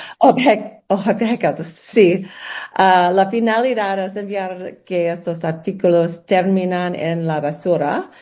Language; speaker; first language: Spanish; non-native, learner; English